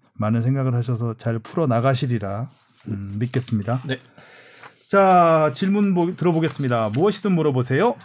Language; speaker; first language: Korean; native; Korean